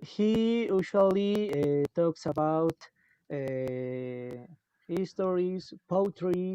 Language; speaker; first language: English; non-native, local second language; Spanish